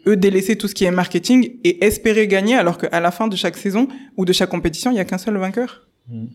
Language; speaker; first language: French; native; French